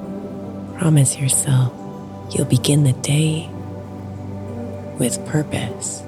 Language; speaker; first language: English; native; English